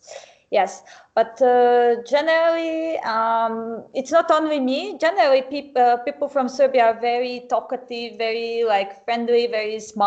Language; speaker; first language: English; non-native, fluent; Serbian